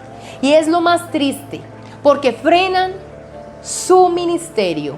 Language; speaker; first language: Spanish; native; Spanish